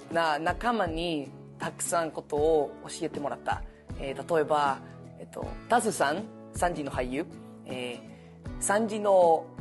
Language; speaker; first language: Japanese; non-native, learner; Spanish